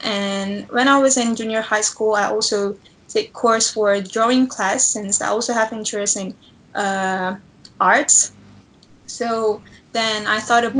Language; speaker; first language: English; non-native, learner; Indonesian